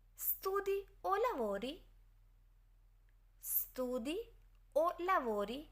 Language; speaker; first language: Italian; non-native, fluent; Urdu